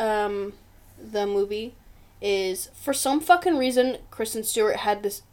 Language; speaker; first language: English; native; English